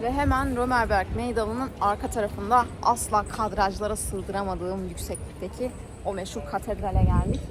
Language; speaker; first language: Turkish; native; Turkish